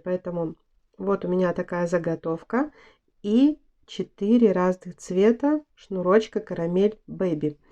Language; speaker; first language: Russian; native; Russian